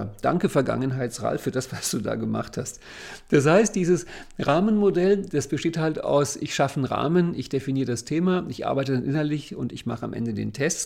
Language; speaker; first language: German; native; German